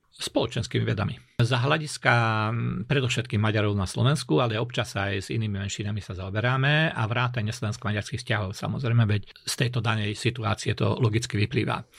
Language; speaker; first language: Slovak; non-native, local second language; Hungarian